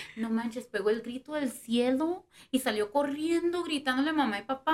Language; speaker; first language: Spanish; early bilingual, heritage; Spanish